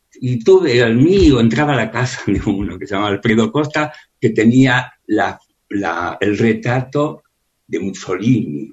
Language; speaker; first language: Spanish; early bilingual, other home language; Russian